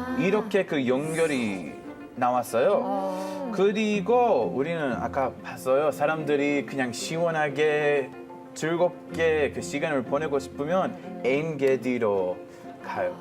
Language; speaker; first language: Korean; non-native, fluent; Hebrew